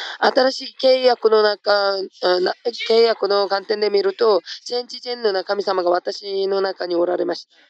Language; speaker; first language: Japanese; non-native, fluent; Korean